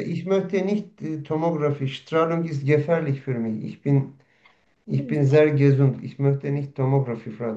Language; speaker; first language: German; non-native, learner; Turkish